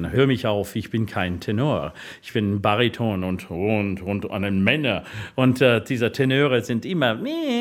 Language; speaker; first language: German; non-native, fluent; English